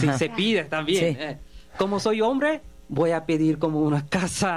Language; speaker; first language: Spanish; non-native, learner; Bangla